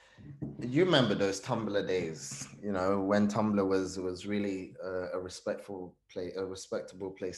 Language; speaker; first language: English; early bilingual, other home language; Hausa